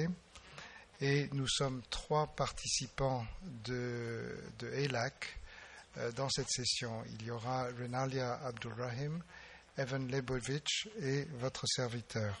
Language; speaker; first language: French; native; French